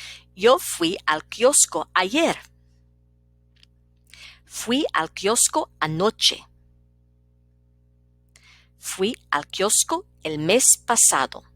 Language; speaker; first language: Spanish; non-native, fluent; English